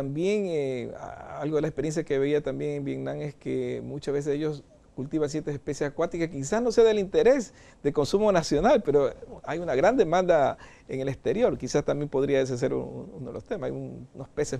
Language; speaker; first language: Spanish; native; Spanish